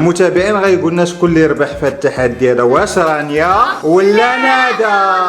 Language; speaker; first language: Arabic; native; Arabic